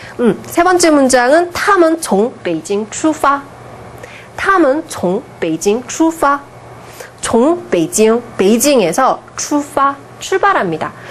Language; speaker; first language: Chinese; non-native, fluent; Korean